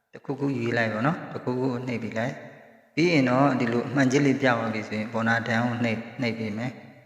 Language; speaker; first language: Burmese; native; Burmese